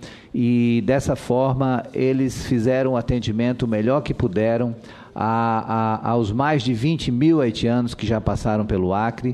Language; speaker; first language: Portuguese; native; Portuguese